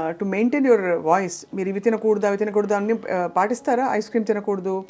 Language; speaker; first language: Telugu; native; Telugu